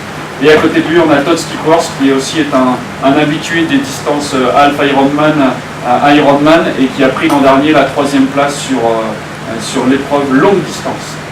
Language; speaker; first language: French; native; French